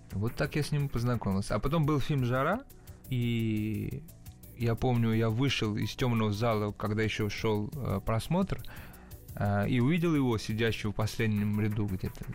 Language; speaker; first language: Russian; early bilingual, other home language; Georgian